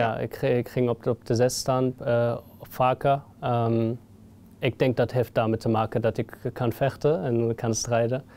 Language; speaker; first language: Dutch; non-native, fluent; German